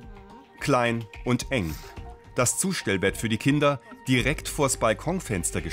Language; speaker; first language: German; native; German